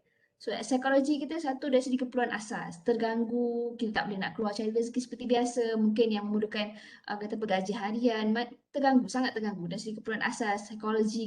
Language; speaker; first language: Malay; native; Malay